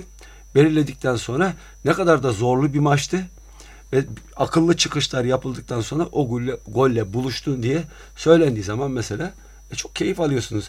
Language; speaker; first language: Turkish; native; Turkish